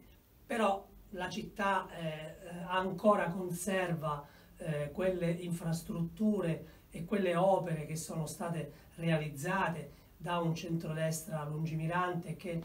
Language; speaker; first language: Italian; native; Italian